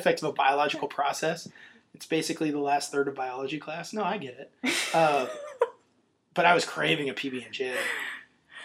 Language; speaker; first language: English; native; English